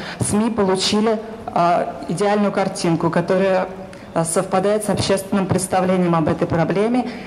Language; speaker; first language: Russian; native; Russian